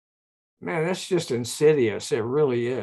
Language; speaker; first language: English; native; English